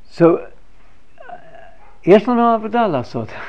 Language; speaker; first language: Hebrew; non-native, fluent; English